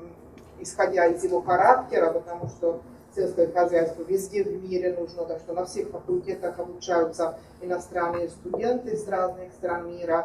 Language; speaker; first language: Russian; non-native, fluent; Czech